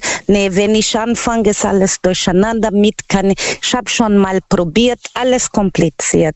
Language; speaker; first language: German; non-native, fluent; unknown